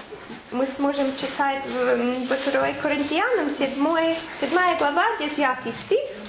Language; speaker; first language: Russian; non-native, fluent; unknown